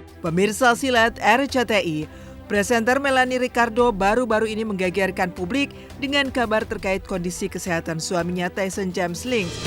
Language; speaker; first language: Indonesian; native; Indonesian